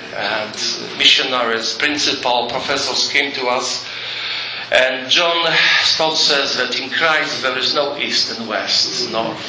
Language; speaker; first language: English; non-native, fluent; Polish